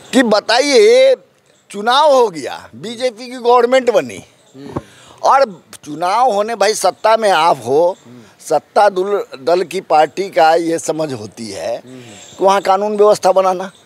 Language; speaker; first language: Hindi; native; Hindi